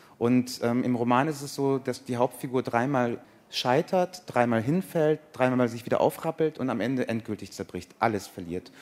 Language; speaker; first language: German; early bilingual, other home language; Persian